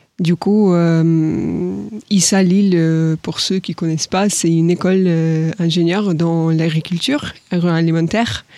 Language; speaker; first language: French; non-native, fluent; Ukrainian